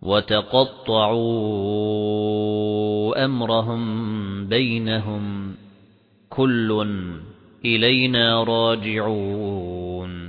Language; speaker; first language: Arabic; native; Arabic